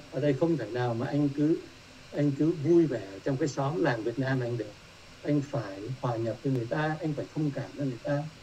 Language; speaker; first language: Vietnamese; native; Vietnamese